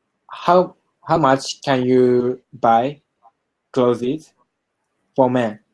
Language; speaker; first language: English; non-native, learner; Japanese